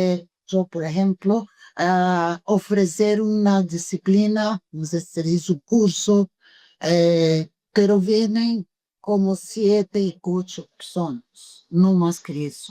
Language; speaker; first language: Spanish; non-native, fluent; Portuguese